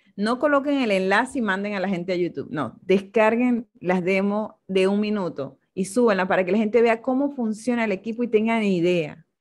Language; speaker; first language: Spanish; native; Spanish